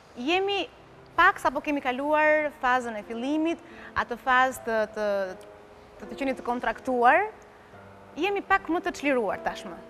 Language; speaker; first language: Albanian; native; Albanian